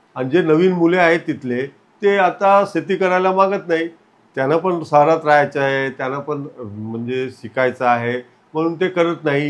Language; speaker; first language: Marathi; non-native, local second language; Hindi